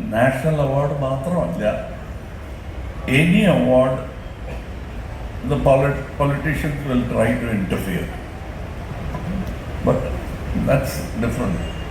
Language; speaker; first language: Malayalam; non-native, local second language; Tamil